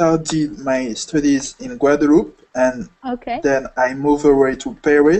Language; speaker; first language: English; non-native, fluent; French